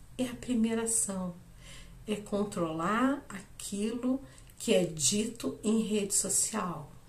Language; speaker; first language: Portuguese; native; Portuguese